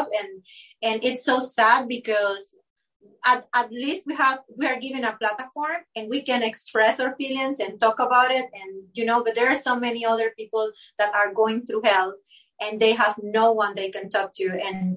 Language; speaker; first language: English; non-native, fluent; Spanish